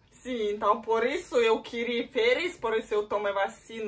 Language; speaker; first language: Portuguese; non-native, learner; Russian